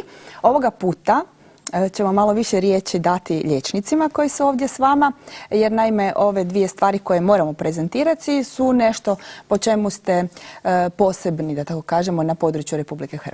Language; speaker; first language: Croatian; native; Croatian